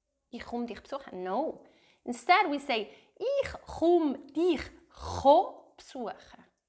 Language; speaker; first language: German; native; German